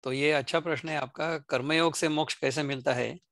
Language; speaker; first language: Hindi; non-native, local second language; Marathi